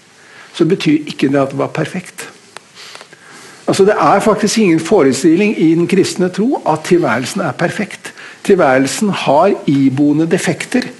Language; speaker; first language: Norwegian; native; Norwegian